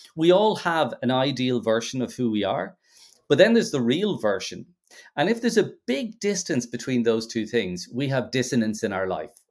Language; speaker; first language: English; native; English